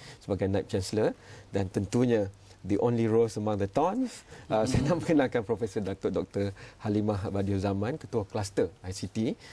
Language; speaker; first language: Malay; native; Malay